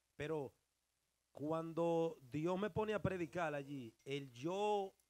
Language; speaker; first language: Spanish; early bilingual, heritage; Spanish